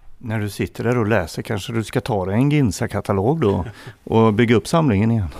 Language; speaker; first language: Swedish; native; Swedish